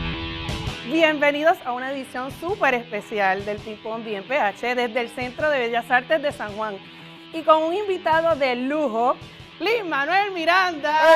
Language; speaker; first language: Spanish; native; Spanish